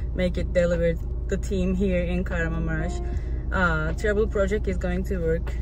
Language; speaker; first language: English; non-native, fluent; Turkish